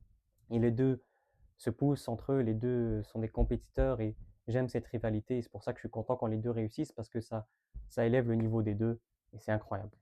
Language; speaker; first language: French; native; French